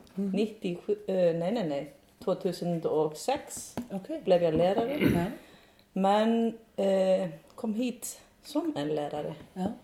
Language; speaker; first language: Swedish; non-native, fluent; Icelandic